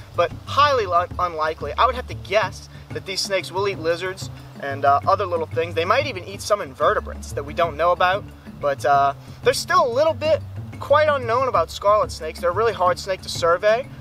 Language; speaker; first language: English; native; English